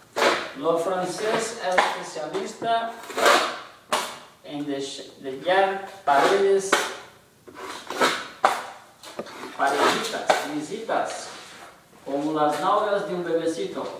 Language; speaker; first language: Spanish; non-native, fluent; Portuguese